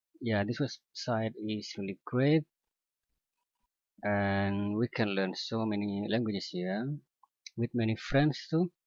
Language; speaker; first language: English; non-native, learner; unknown